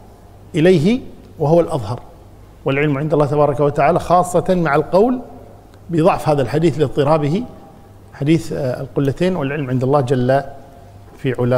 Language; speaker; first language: Arabic; native; Arabic